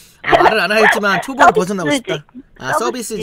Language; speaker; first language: Korean; native; Korean